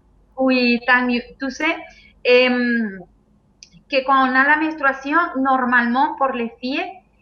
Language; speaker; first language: French; non-native, fluent; Spanish